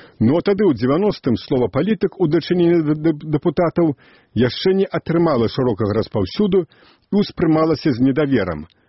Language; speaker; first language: Belarusian; native; Belarusian